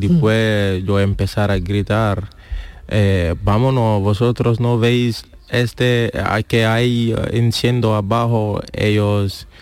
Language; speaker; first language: Spanish; non-native, learner; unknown